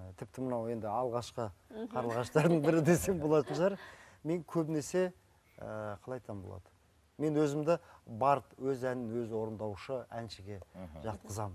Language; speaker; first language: Kazakh; native; Kazakh